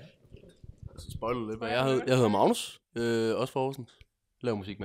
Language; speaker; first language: Danish; native; Danish